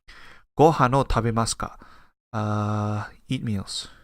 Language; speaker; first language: Japanese; non-native, fluent; English